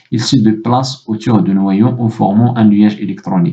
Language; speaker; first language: French; non-native, local second language; Arabic